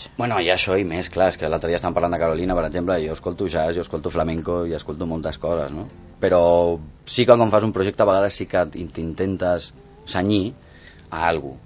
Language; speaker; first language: Catalan; non-native, local second language; Spanish